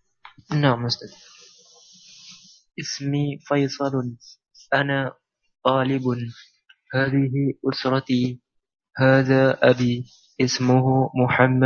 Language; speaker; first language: Arabic; non-native, learner; Indonesian